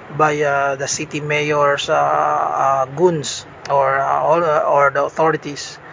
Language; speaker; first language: English; non-native, local second language; Hiligaynon